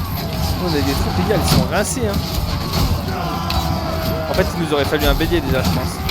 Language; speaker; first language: French; native; French